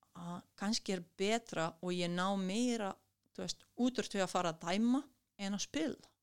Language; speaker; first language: Icelandic; non-native, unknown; Serbian